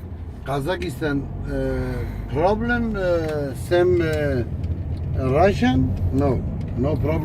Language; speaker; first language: English; non-native, learner; Kurdish